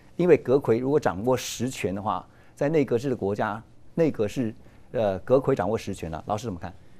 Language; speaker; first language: Chinese; native; Chinese